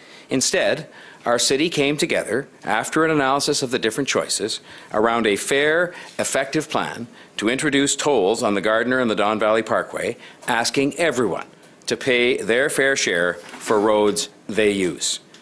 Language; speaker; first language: English; native; English